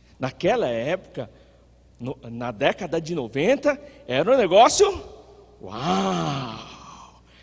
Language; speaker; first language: Portuguese; native; Portuguese